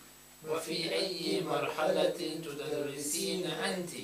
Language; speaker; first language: Arabic; non-native, learner; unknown